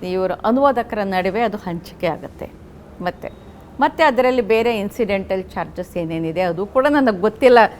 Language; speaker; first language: Kannada; non-native, local second language; Urdu